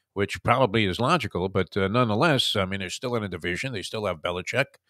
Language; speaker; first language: English; native; English